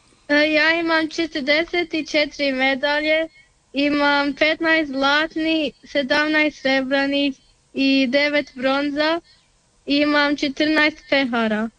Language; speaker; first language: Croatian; early bilingual, heritage; Serbian